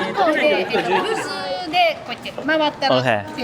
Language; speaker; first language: Japanese; native; Japanese